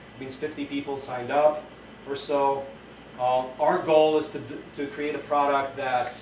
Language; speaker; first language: English; non-native, fluent; Polish